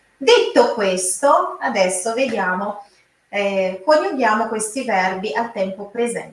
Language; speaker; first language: Italian; non-native, fluent; Portuguese